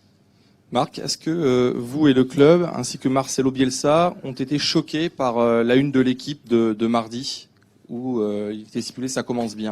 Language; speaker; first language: French; native; French